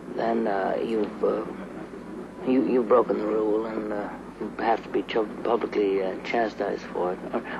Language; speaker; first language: English; native; English